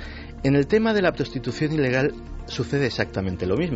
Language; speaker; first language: Spanish; native; Spanish